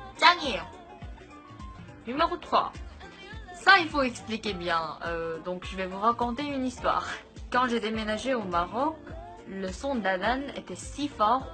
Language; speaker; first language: French; non-native, fluent; Korean